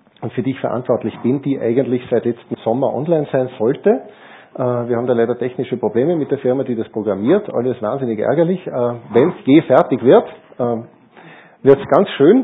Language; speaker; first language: German; native; German